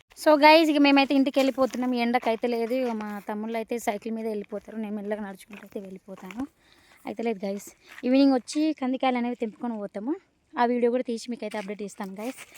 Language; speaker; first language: Telugu; non-native, local second language; Lambadi